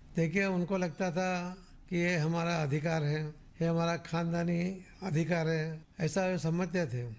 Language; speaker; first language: Hindi; non-native, local second language; Marathi